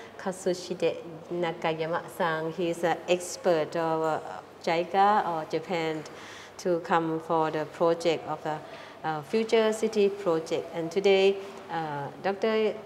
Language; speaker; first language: English; non-native, fluent; Thai